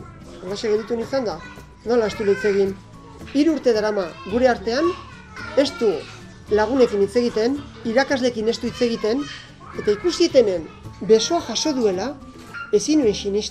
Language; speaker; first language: Basque; native; Basque